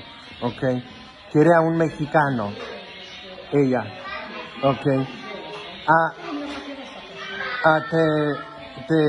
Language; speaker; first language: Spanish; non-native, fluent; Polish